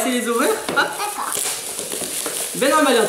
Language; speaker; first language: French; native; French